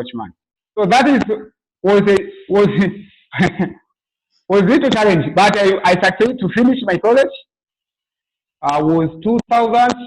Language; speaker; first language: English; non-native, local second language; Swahili